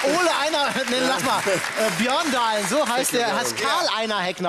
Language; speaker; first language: German; native; German